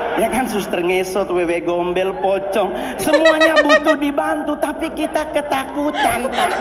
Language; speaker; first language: Indonesian; native; Indonesian